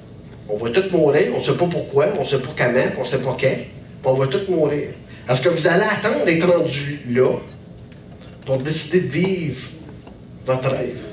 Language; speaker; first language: French; native; French